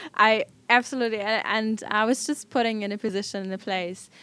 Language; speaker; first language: English; non-native, fluent; German